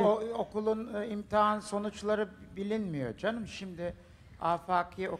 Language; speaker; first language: Turkish; native; Turkish